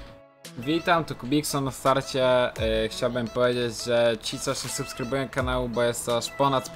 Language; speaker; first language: Polish; native; Polish